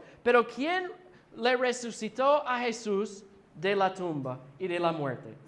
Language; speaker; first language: Spanish; non-native, fluent; English